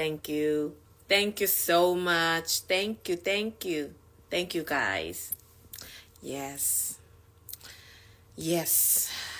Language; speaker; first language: English; non-native, learner; Korean